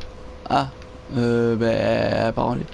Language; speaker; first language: French; native; French